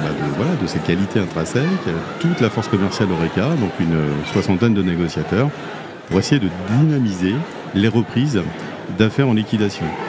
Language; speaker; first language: French; native; French